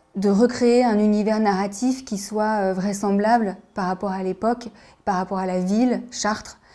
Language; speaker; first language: French; native; French